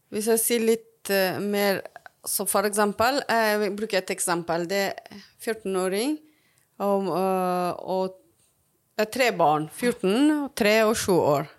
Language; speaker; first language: Norwegian; non-native, learner; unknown